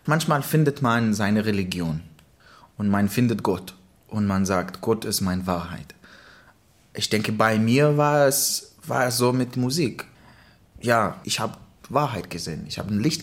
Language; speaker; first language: German; non-native, learner; Hebrew